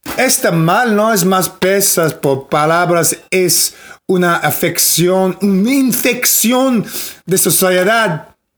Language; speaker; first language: Spanish; non-native, learner; English